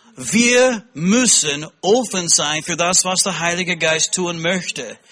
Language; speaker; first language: German; non-native, fluent; English